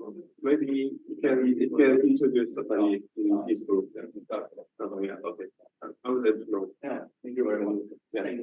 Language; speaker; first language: English; non-native, learner; Czech